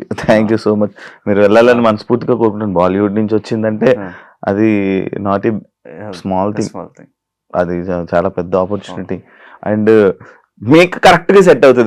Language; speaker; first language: Telugu; native; Telugu